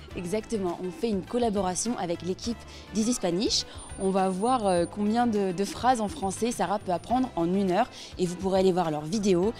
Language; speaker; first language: French; native; French